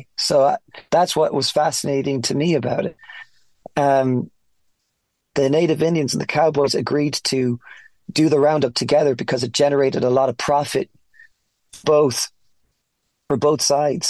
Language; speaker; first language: English; native; English